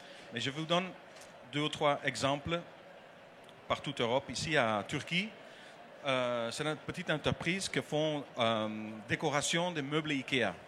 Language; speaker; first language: French; non-native, learner; Dutch